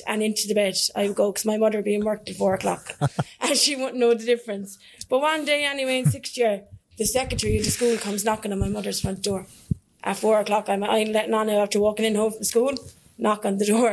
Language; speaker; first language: English; native; English